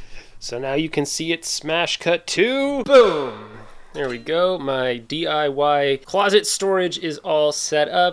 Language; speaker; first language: English; native; English